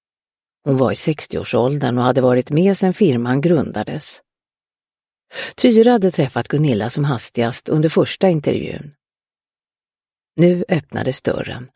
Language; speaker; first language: Swedish; native; Swedish